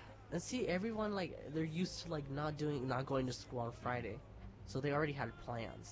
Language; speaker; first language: English; early bilingual, other home language; Spanish